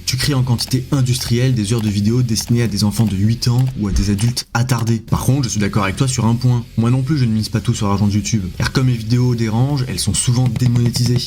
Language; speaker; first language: French; native; French